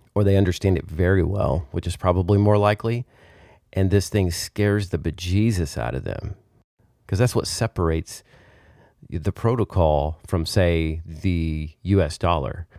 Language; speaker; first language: English; native; English